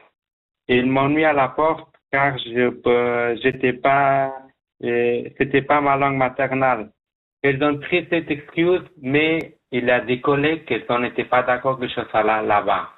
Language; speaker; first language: French; non-native, fluent; Persian